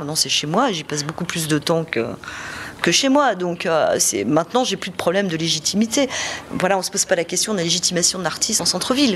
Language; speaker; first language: French; native; French